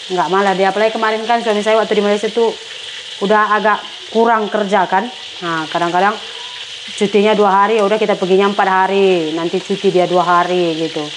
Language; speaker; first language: Indonesian; native; Indonesian